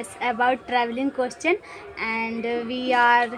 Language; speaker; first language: English; non-native, learner; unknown